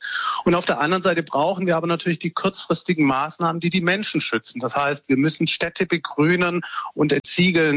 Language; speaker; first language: German; native; German